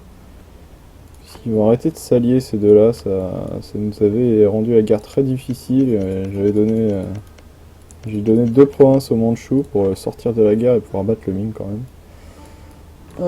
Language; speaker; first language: French; native; French